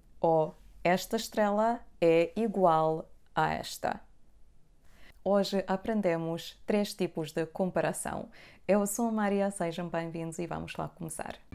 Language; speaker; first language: Portuguese; non-native, fluent; Serbian